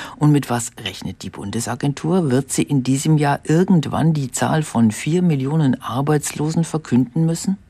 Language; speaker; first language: German; native; German